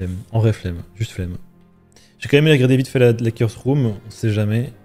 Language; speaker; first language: French; native; French